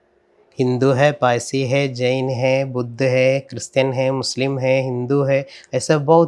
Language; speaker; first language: Hindi; non-native, local second language; Malayalam